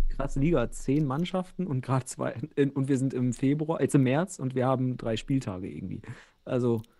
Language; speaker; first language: German; native; German